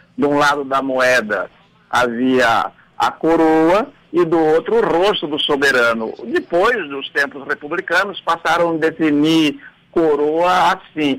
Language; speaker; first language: Portuguese; native; Portuguese